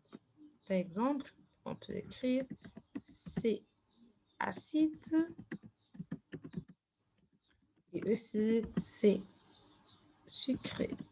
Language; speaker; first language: French; non-native, fluent; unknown